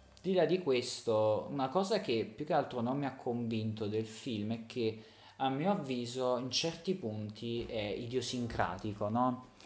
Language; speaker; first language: Italian; native; Italian